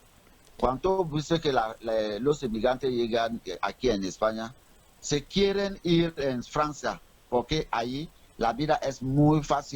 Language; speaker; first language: Spanish; non-native, learner; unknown